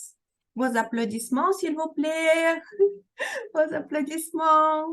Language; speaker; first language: French; non-native, fluent; Russian